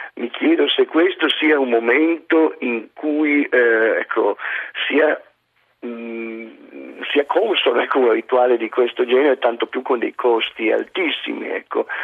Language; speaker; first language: Italian; native; Italian